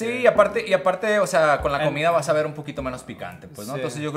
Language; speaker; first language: Spanish; native; Spanish